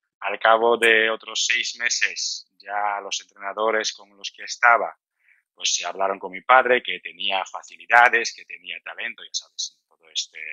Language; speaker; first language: Spanish; non-native, fluent; Georgian